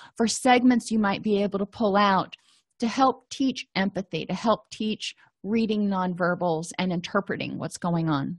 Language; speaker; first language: English; native; English